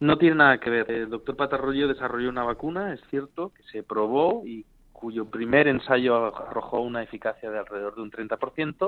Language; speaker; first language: Spanish; native; Spanish